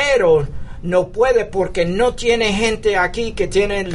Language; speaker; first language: Spanish; early bilingual, heritage; English